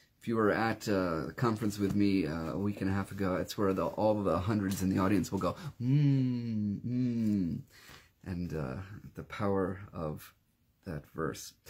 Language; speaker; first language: English; native; English